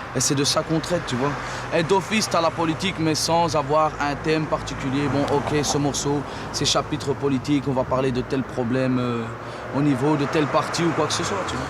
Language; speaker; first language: French; early bilingual, other home language; Arabic